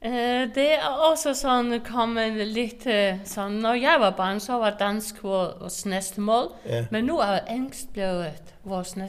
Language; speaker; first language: Danish; non-native, local second language; Faroese